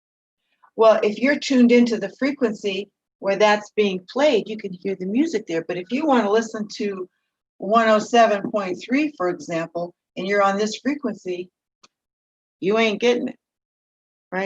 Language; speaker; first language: English; native; English